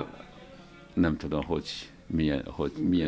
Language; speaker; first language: Hungarian; non-native, learner; Chinese